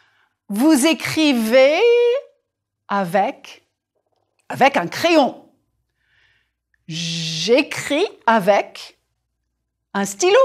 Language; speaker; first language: French; non-native, fluent; English